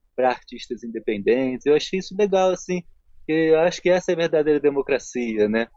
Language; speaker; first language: Portuguese; native; Portuguese